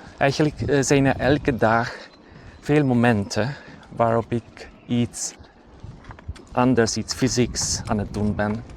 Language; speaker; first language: Dutch; non-native, learner; Hungarian